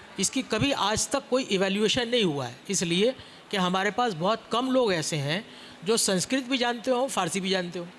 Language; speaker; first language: Urdu; native; Urdu